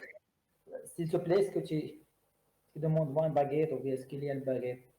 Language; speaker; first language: French; non-native, learner; Arabic